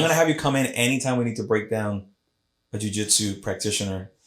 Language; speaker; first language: English; native; English